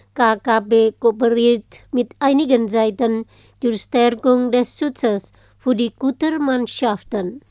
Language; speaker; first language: German; non-native, fluent; Indonesian